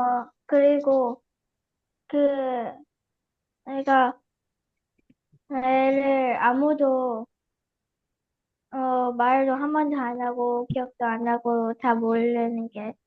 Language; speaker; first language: Korean; early bilingual, heritage; Korean